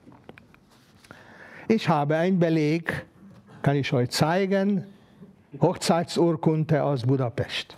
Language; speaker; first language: German; non-native, fluent; Hungarian